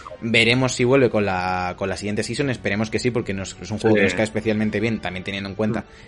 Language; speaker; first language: Spanish; native; Spanish